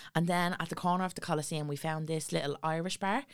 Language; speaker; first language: English; native; English